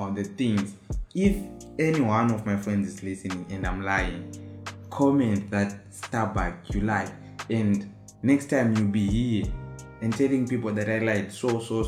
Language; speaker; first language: English; non-native, local second language; Shona